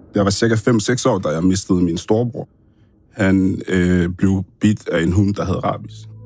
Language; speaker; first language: Danish; early bilingual, other home language; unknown